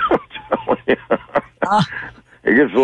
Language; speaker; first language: English; native; English